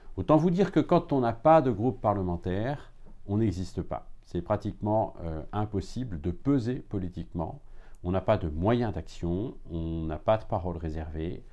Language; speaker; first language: French; native; French